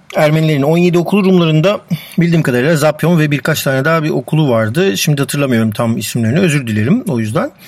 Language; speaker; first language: Turkish; non-native, local second language; Armenian